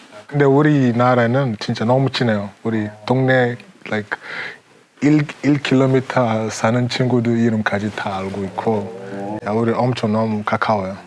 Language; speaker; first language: Korean; non-native, learner; English